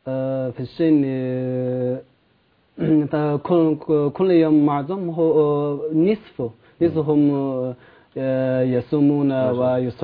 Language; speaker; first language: Arabic; non-native, learner; Chinese